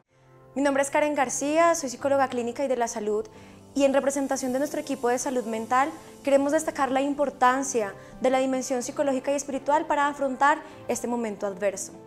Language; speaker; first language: Spanish; native; Spanish